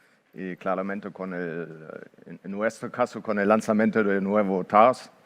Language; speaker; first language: Spanish; non-native, fluent; Portuguese